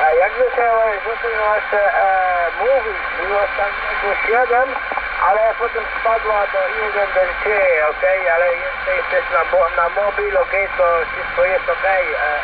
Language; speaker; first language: Polish; non-native, learner; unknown